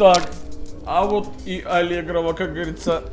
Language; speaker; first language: Russian; native; Russian